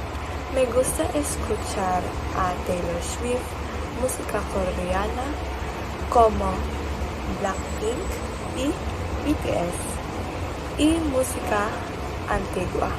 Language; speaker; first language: Spanish; non-native, learner; Filipino